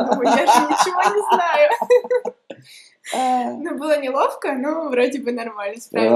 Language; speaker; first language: Russian; native; Russian